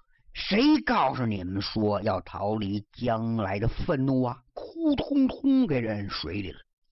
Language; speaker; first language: Chinese; native; Chinese